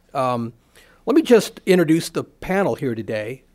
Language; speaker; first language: English; native; English